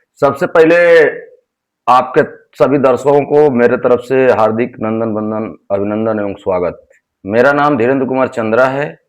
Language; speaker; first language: Hindi; native; Hindi